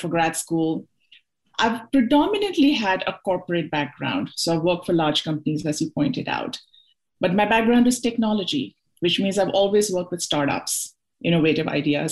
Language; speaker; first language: English; non-native, local second language; Hindi